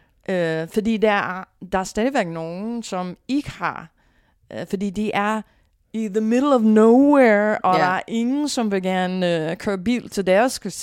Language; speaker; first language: Danish; non-native, fluent; English